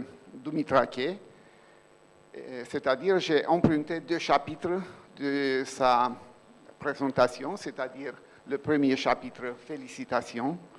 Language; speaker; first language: French; non-native, fluent; Romanian